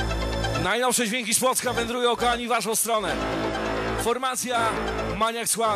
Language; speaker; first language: Polish; native; Polish